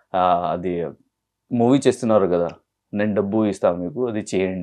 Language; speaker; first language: Telugu; non-native, learner; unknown